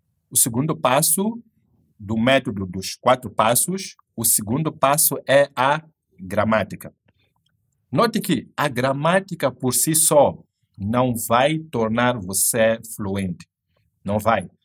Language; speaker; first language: Portuguese; native; Portuguese